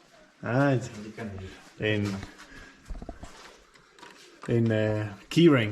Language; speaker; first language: Spanish; non-native, learner; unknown